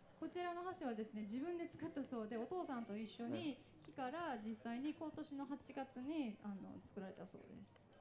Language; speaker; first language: Japanese; native; Japanese